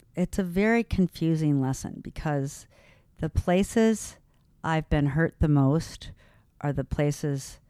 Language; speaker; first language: English; native; English